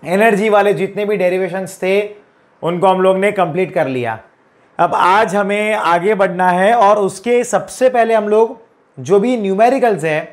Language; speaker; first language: Hindi; non-native, local second language; Gujarati